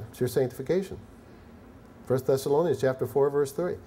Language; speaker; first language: English; native; English